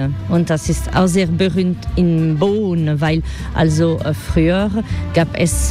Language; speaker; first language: German; non-native, learner; French